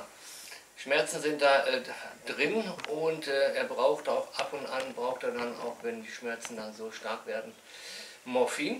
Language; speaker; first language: German; native; German